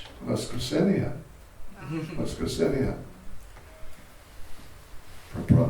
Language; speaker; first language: Russian; non-native, learner; English